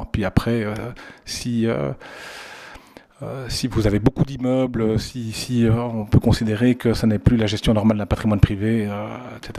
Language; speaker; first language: French; native; French